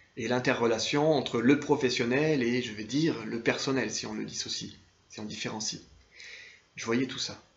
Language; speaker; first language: French; native; French